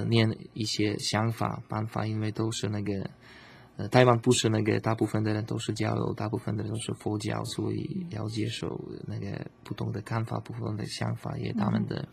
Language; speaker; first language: Chinese; non-native, learner; Slovak